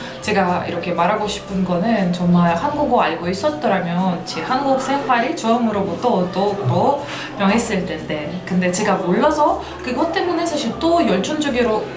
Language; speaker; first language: Korean; non-native, fluent; Russian